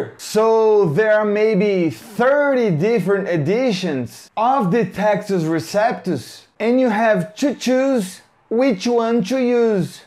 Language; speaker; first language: English; non-native, fluent; Portuguese